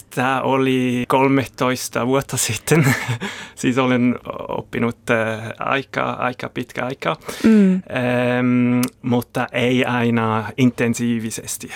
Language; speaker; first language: Finnish; non-native, learner; German